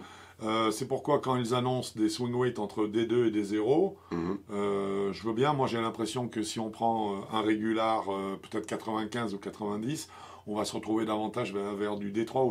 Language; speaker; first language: French; native; French